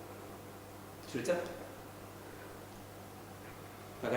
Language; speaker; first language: Basque; non-native, local second language; Spanish